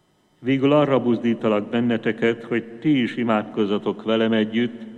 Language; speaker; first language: Hungarian; native; Hungarian